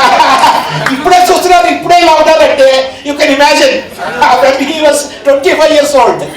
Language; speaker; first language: Telugu; native; Telugu